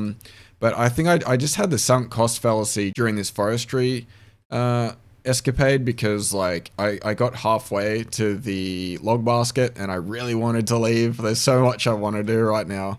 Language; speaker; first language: English; native; English